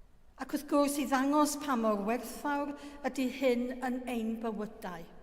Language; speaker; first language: Welsh; native; Welsh